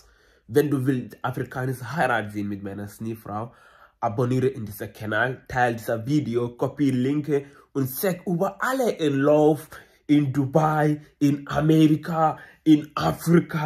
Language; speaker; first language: German; non-native, learner; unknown